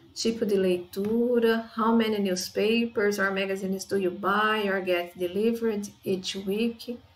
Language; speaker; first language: English; non-native, fluent; Portuguese